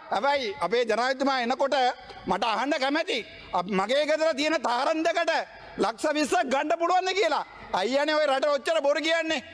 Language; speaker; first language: Sinhala; non-native, local second language; Tamil